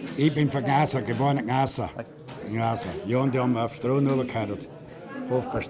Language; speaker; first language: German; native; German